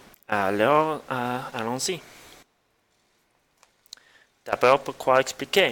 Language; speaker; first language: French; non-native, learner; English